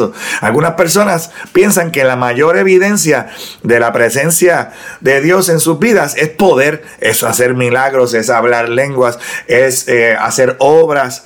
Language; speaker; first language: Spanish; native; Spanish